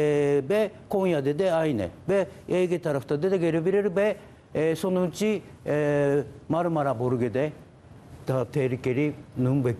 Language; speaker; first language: Turkish; non-native, learner; Japanese